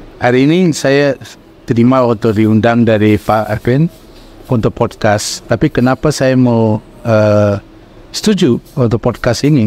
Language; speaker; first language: Indonesian; non-native, fluent; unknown